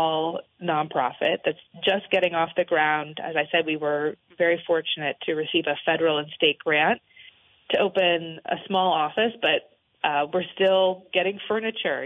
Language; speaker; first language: English; native; English